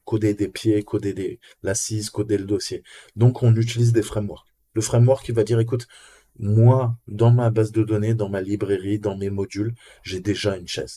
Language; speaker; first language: French; native; French